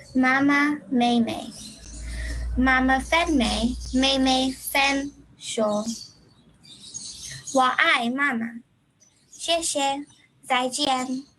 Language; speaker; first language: Chinese; non-native, learner; English